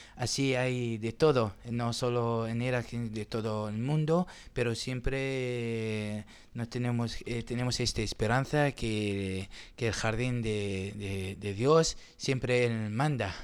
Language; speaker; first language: Spanish; non-native, learner; Arabic